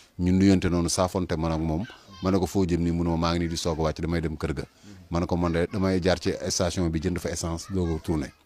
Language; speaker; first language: Wolof; native; Wolof